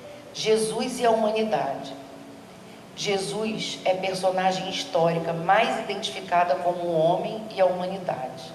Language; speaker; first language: Portuguese; native; Portuguese